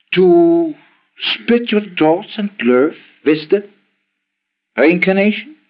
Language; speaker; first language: English; non-native, learner; Dutch